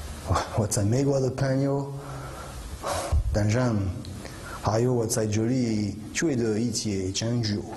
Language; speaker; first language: Chinese; non-native, learner; French